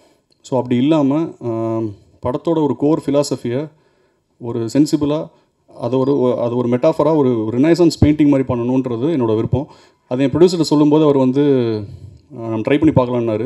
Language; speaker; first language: Tamil; native; Tamil